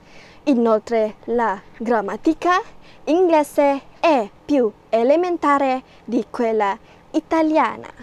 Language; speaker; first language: Italian; non-native, learner; Malay